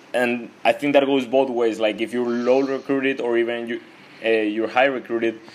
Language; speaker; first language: English; non-native, fluent; Spanish